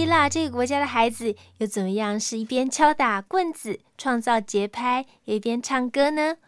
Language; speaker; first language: Chinese; native; Chinese